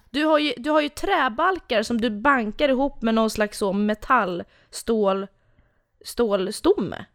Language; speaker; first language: Swedish; native; Swedish